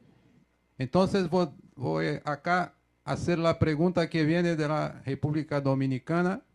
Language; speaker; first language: Spanish; non-native, fluent; Portuguese